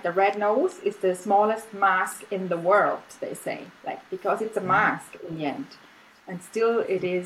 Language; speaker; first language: English; non-native, fluent; German